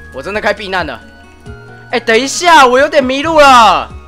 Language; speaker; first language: Chinese; native; Chinese